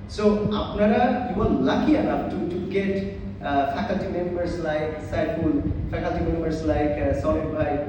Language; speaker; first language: English; non-native, local second language; Bangla